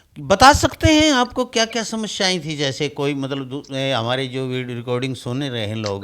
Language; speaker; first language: Hindi; native; Hindi